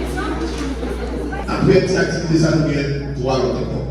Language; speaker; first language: French; non-native, local second language; Haitian Creole